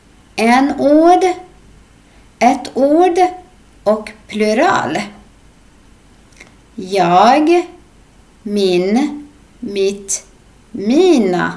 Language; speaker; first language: Swedish; non-native, fluent; Arabic